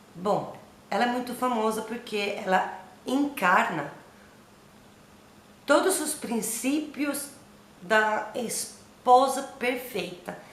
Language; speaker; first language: Portuguese; non-native, learner; Italian